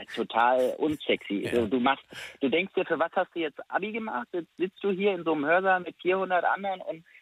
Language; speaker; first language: German; native; German